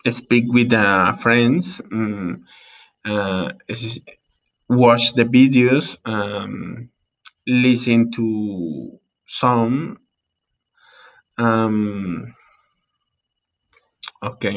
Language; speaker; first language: English; non-native, learner; Spanish